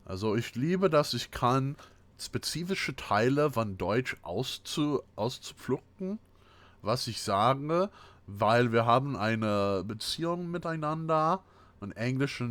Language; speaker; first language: German; non-native, fluent; English